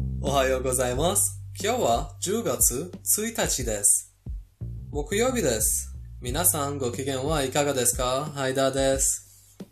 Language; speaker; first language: Japanese; non-native, fluent; Persian